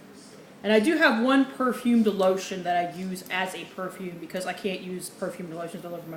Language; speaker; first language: English; native; English